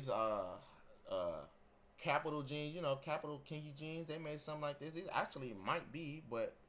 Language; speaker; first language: English; native; English